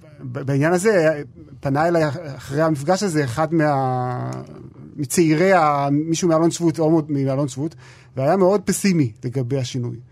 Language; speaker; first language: Hebrew; native; Hebrew